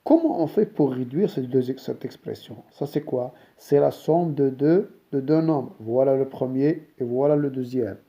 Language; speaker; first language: French; non-native, local second language; Arabic